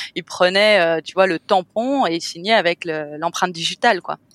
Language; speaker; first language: French; native; French